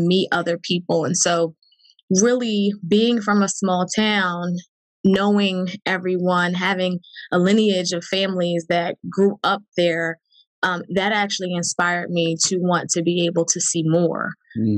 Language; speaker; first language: English; native; English